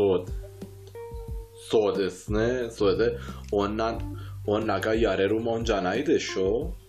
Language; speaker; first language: Japanese; non-native, fluent; Persian